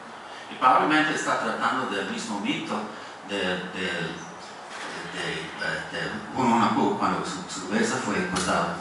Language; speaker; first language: Spanish; non-native, fluent; English